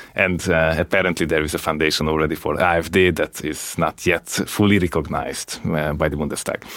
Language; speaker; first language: English; non-native, fluent; Hungarian